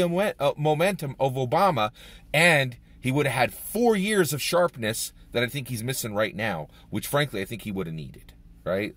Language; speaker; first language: English; native; English